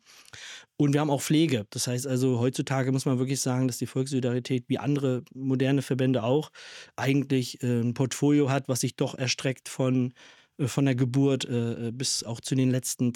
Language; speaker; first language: German; native; German